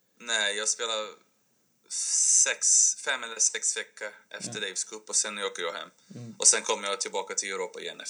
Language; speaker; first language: Swedish; non-native, fluent; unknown